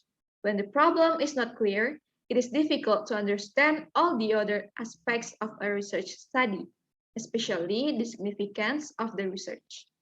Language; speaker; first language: English; non-native, learner; Indonesian